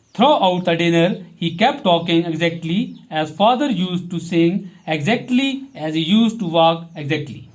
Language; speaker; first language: English; non-native, local second language; Kashmiri